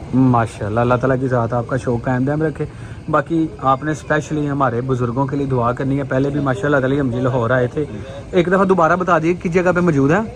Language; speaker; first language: Urdu; non-native, local second language; Punjabi